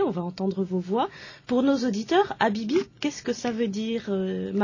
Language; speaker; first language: French; native; French